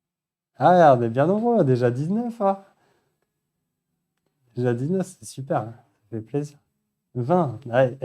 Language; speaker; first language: French; native; French